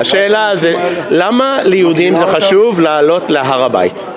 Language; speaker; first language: Hebrew; non-native, fluent; English